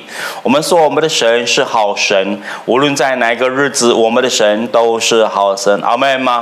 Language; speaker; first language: Chinese; native; Chinese